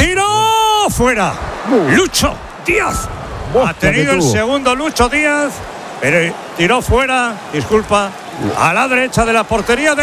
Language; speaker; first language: Spanish; native; Spanish